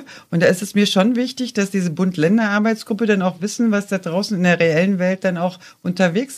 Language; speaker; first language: German; native; German